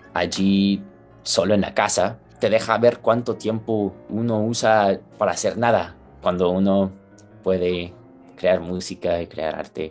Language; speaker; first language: Spanish; early bilingual, heritage; Spanish